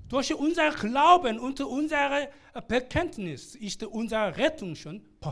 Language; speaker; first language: German; non-native, learner; Korean